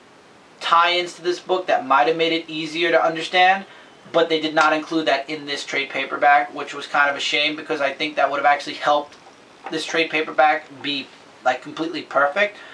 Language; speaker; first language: English; native; English